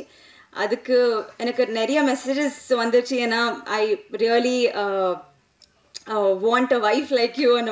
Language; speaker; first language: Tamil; non-native, learner; Telugu